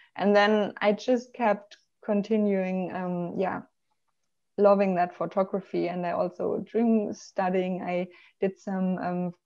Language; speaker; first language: English; non-native, fluent; German